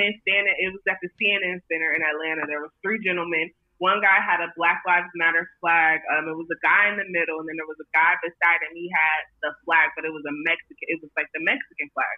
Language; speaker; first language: English; native; English